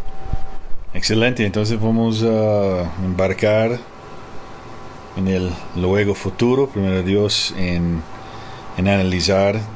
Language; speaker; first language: Spanish; non-native, fluent; English